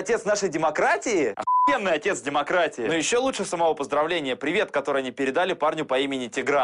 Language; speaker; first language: Russian; native; Russian